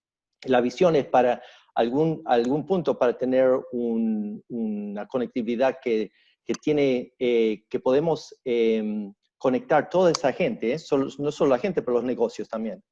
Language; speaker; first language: Spanish; early bilingual, heritage; Spanish